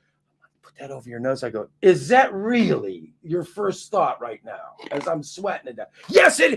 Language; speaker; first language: English; native; English